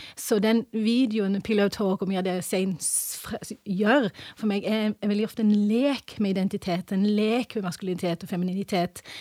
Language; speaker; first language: Norwegian; early bilingual, other home language; English